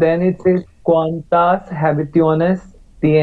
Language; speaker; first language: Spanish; non-native, learner; English